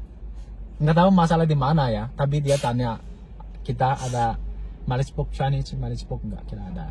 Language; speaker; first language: Indonesian; non-native, learner; Chinese